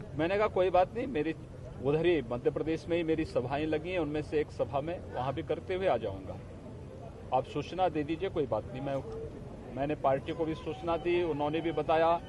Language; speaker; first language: Hindi; native; Hindi